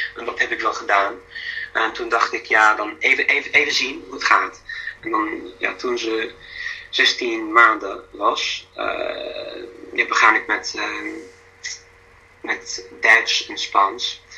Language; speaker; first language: Dutch; non-native, fluent; English